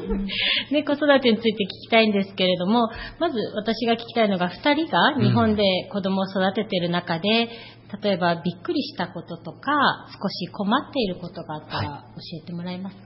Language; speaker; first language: Japanese; native; Japanese